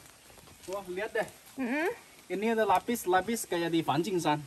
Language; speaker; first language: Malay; non-native, fluent; Chinese